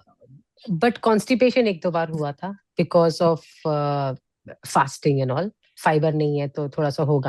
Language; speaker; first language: Hindi; native; Hindi